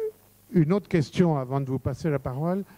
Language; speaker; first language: French; native; French